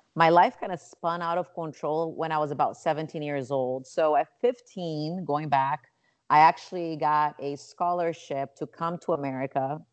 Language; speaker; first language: English; non-native, fluent; Portuguese